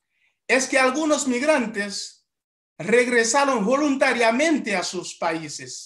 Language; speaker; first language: Spanish; non-native, fluent; Haitian Creole